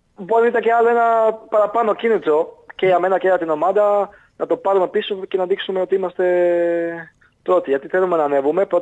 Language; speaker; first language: Greek; non-native, fluent; Serbian